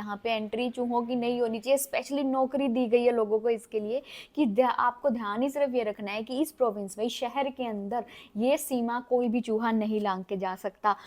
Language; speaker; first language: Hindi; native; Hindi